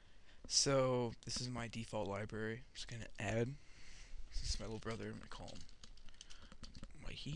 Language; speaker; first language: English; native; English